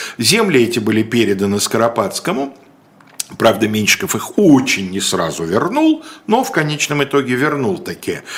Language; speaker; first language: Russian; native; Russian